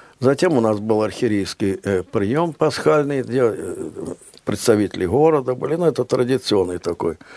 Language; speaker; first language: Russian; native; Russian